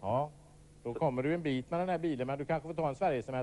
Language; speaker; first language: Swedish; native; Swedish